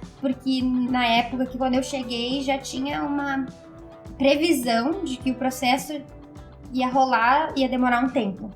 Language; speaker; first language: Portuguese; native; Portuguese